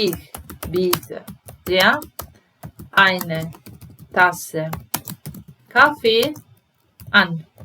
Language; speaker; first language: German; non-native, fluent; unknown